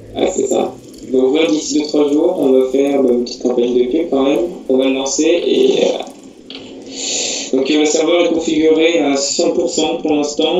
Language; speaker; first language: French; native; French